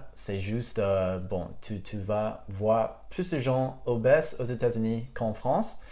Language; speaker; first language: French; non-native, fluent; English